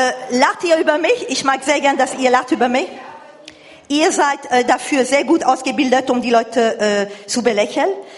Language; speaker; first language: German; non-native, fluent; Arabic